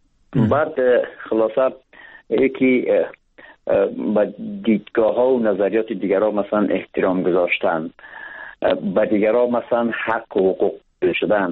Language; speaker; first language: Persian; native; Persian